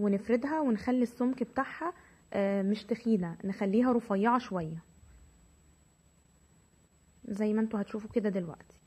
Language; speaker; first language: Arabic; native; Arabic